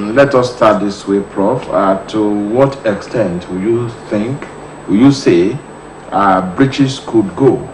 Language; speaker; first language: English; non-native, local second language; Yoruba